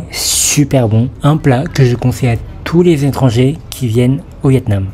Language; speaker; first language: French; early bilingual, other home language; Vietnamese